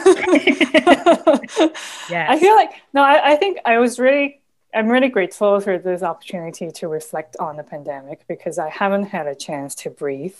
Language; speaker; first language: English; non-native, local second language; Cantonese